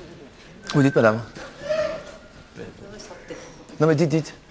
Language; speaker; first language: French; native; French